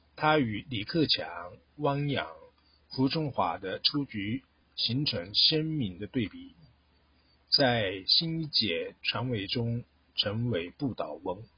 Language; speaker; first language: Chinese; non-native, fluent; Japanese